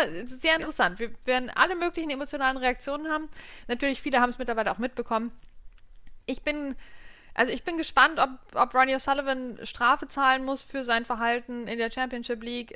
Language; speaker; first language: German; native; German